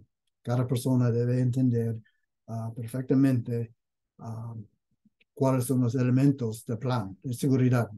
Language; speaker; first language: Spanish; non-native, fluent; English